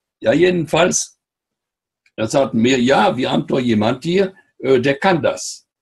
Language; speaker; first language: German; non-native, fluent; French